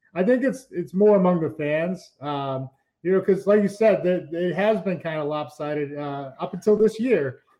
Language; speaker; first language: English; native; English